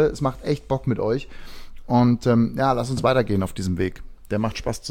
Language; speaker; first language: German; native; German